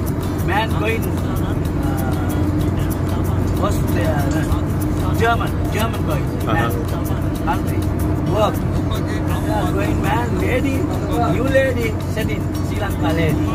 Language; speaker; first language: English; non-native, learner; Sinhala